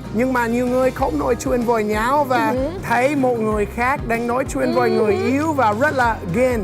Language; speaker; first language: Vietnamese; non-native, learner; English